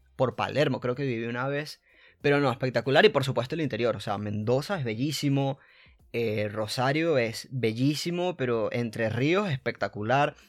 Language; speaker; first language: Spanish; native; Spanish